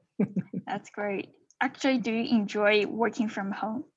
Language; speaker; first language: English; non-native, fluent; Chinese